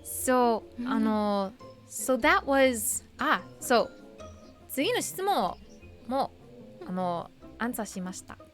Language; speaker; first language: Japanese; non-native, learner; English